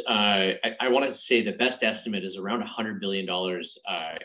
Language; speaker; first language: English; native; English